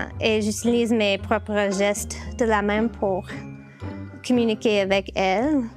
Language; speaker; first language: French; non-native, fluent; English